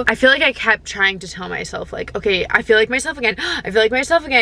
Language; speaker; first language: English; native; English